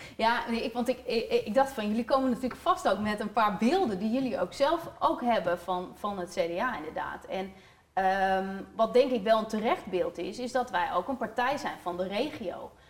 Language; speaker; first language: Dutch; native; Dutch